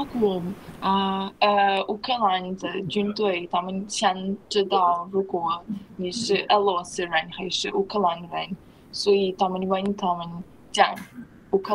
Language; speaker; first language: Chinese; non-native, learner; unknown